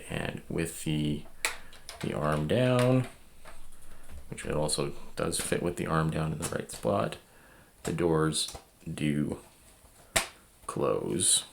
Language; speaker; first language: English; native; English